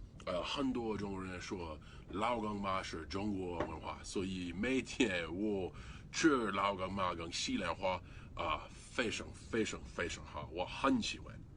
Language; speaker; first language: Chinese; non-native, learner; English